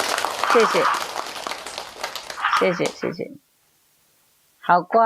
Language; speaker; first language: Chinese; non-native, fluent; Vietnamese